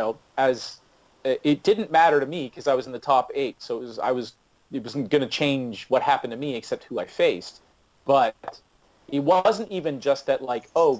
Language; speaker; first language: English; native; English